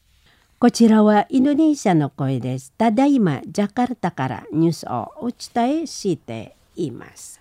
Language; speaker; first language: Japanese; non-native, learner; Indonesian